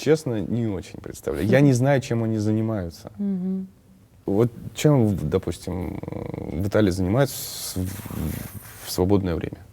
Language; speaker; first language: Russian; native; Russian